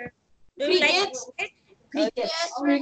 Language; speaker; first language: English; non-native, learner; Russian